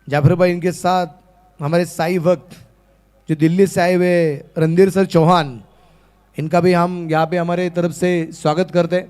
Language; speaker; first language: Hindi; non-native, local second language; Marathi